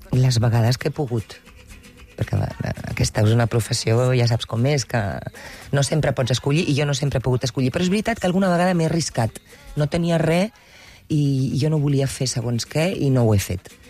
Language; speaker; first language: Catalan; non-native, local second language; Spanish